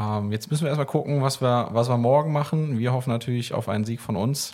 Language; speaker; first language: German; native; German